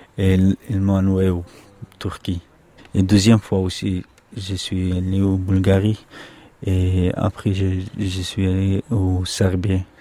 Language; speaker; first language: French; non-native, learner; Pashto